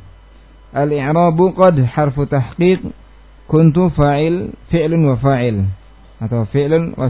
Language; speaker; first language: Arabic; non-native, fluent; Indonesian